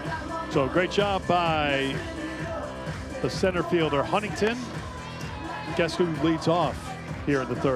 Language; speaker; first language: English; native; English